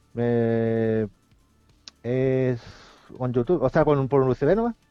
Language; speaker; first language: Spanish; native; Spanish